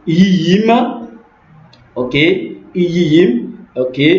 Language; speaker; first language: Turkish; non-native, learner; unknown